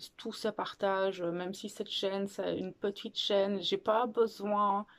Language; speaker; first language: French; native; French